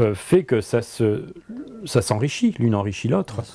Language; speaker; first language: French; native; French